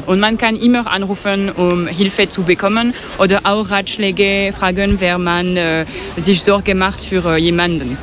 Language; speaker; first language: German; non-native, local second language; French